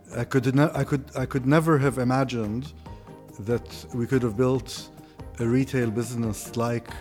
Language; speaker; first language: English; non-native, fluent; Arabic